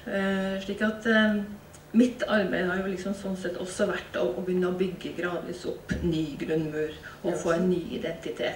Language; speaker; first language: Norwegian; native; Norwegian